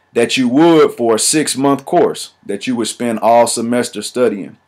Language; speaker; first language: English; native; English